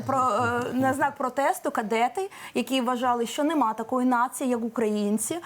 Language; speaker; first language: Ukrainian; native; Ukrainian